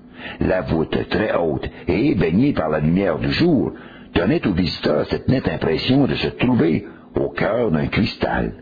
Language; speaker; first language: French; native; French